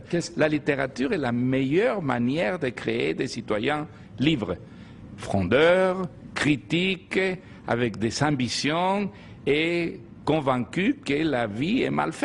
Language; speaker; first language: French; non-native, fluent; Spanish